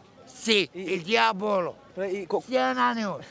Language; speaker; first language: Spanish; non-native, learner; Arabic